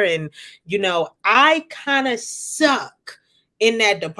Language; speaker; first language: English; native; English